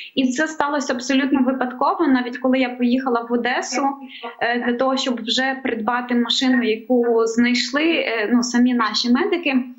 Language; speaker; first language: Ukrainian; native; Ukrainian